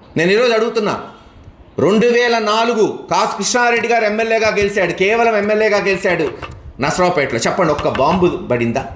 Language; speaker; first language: Telugu; native; Telugu